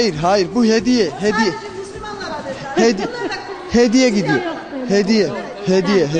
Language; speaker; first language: Turkish; non-native, learner; Georgian